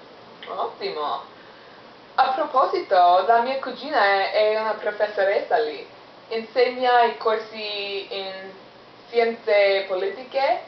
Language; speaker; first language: Italian; non-native, learner; English